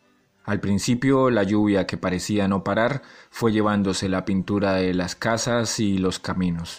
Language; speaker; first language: Spanish; native; Spanish